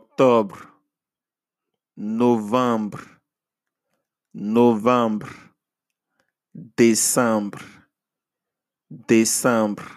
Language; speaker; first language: French; non-native, fluent; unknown